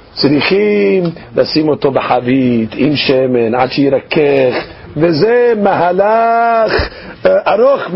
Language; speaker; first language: Hebrew; non-native, fluent; English